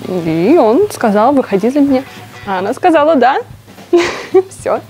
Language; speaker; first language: Russian; native; Russian